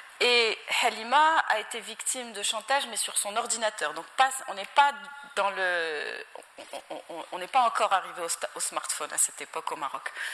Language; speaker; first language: French; non-native, local second language; Arabic